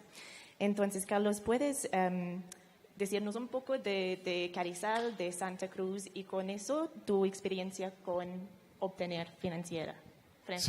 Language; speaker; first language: Spanish; non-native, fluent; English